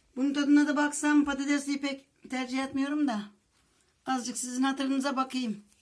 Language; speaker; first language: Turkish; native; Turkish